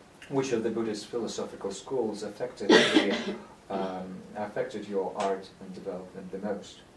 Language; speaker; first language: English; non-native, fluent; Russian